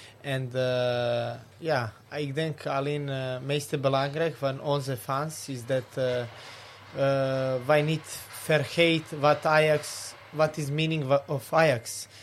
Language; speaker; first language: Dutch; non-native, learner; Serbian